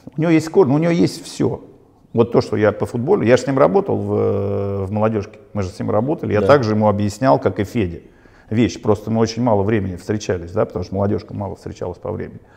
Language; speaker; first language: Russian; native; Russian